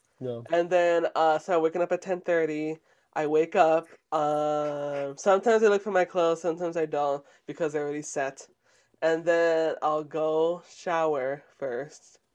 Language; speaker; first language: English; early bilingual, other home language; Spanish